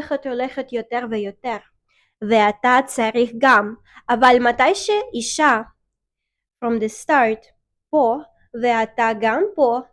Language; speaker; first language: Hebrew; non-native, learner; Russian